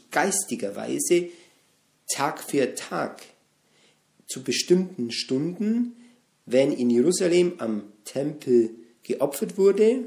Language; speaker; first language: German; native; German